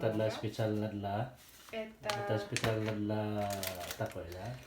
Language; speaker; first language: Russian; non-native, learner; Filipino